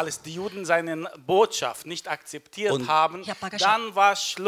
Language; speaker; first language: German; non-native, fluent; Arabic